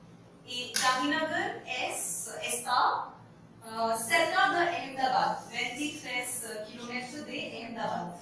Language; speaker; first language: Spanish; non-native, learner; Gujarati